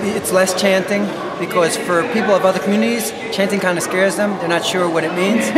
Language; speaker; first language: English; native; English